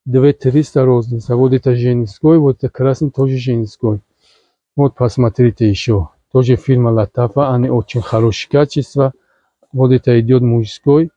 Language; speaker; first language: Russian; non-native, learner; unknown